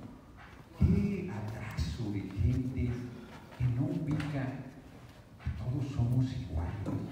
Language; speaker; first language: Spanish; native; Spanish